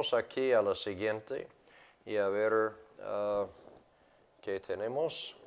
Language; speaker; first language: Spanish; non-native, fluent; English